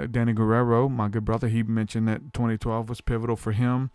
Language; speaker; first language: English; native; English